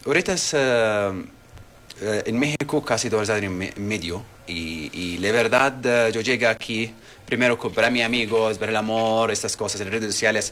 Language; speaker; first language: Spanish; non-native, learner; Arabic